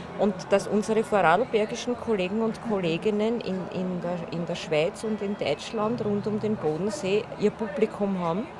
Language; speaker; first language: German; native; German